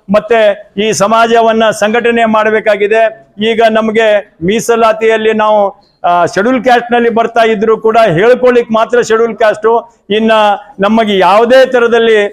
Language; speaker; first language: Kannada; non-native, local second language; Lambadi